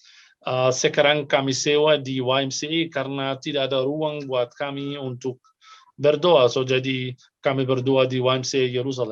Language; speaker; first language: Indonesian; non-native, fluent; Arabic